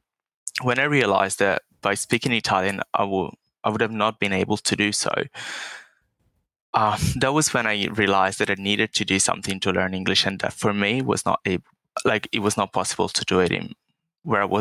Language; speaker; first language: English; non-native, fluent; Italian